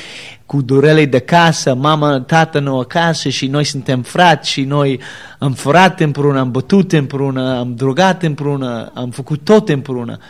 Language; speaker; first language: Romanian; non-native, learner; English